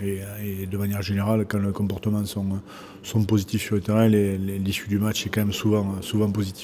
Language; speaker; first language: French; native; French